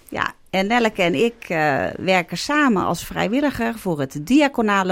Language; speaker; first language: Dutch; native; Dutch